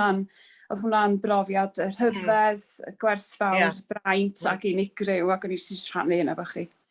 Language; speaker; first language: Welsh; native; Welsh